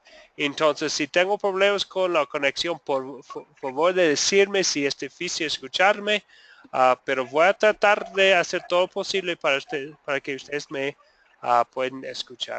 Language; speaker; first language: Spanish; non-native, fluent; English